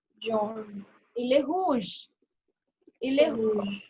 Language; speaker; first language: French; non-native, fluent; Hindi